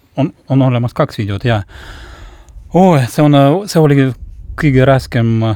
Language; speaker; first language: Estonian; non-native, local second language; Russian